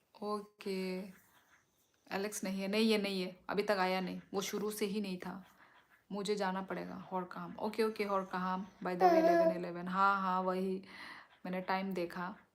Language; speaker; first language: Hindi; non-native, local second language; Kok Borok